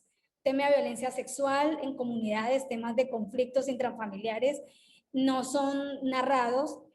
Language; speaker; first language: Spanish; native; Spanish